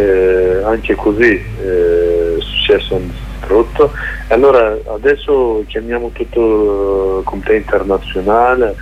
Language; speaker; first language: Italian; non-native, learner; Kurdish